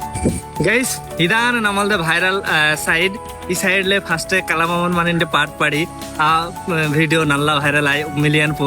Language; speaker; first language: Malayalam; non-native, learner; Hindi